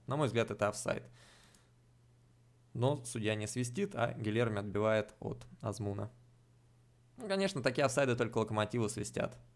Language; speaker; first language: Russian; native; Russian